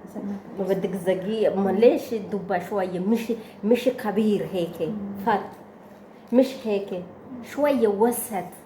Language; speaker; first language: Arabic; non-native, learner; Oromo